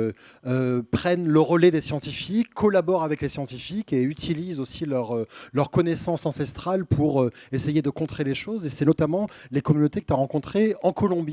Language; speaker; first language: French; native; French